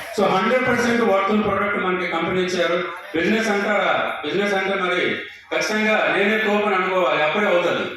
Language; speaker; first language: Telugu; non-native, local second language; Odia